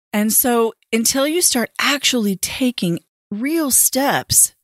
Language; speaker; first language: English; native; English